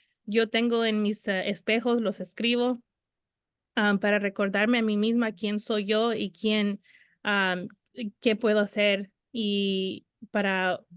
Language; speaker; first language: Spanish; early bilingual, heritage; Spanish